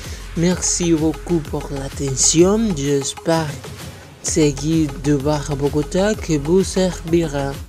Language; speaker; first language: French; non-native, learner; Spanish